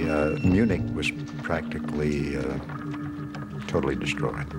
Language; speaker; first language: English; native; English